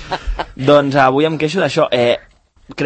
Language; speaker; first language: Catalan; native; Catalan